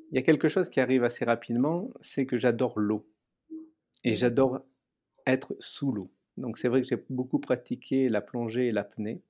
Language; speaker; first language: French; native; French